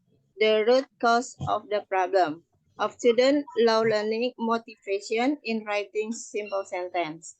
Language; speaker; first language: English; non-native, learner; Indonesian